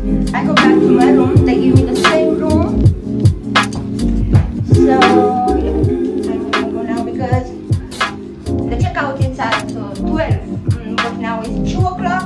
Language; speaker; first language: English; non-native, fluent; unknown